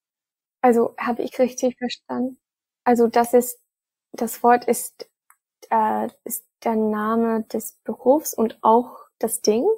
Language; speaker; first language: German; non-native, fluent; English